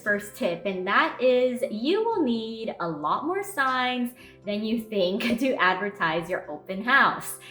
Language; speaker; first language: English; native; English